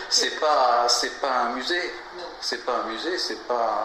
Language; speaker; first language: French; native; French